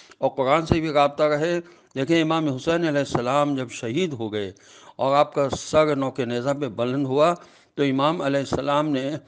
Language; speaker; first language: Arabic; non-native, fluent; Urdu